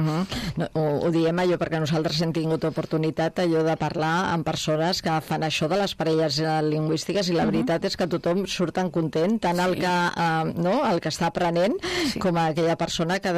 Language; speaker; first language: Catalan; native; Catalan